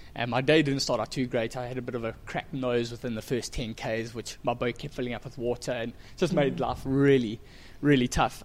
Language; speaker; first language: English; native; English